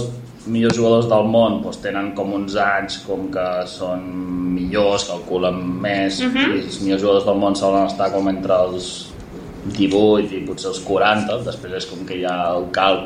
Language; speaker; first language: Catalan; native; Catalan